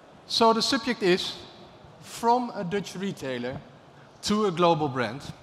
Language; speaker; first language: English; non-native, fluent; Dutch